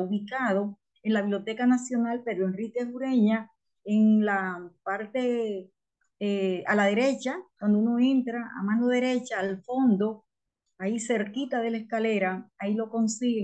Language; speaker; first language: Spanish; native; Spanish